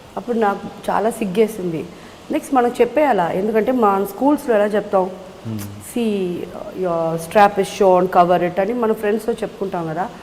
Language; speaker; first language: Telugu; native; Telugu